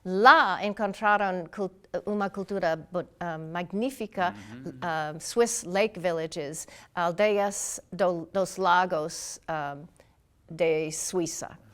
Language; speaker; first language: Portuguese; non-native, learner; English